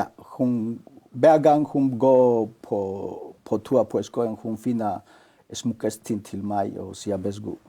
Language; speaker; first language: Danish; non-native, learner; Spanish